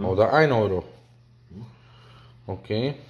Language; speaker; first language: German; non-native, learner; Polish